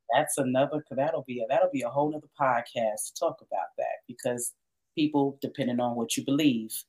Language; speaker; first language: English; native; English